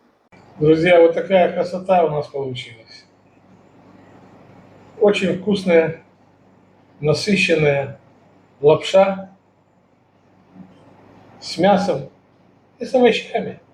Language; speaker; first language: Russian; native; Russian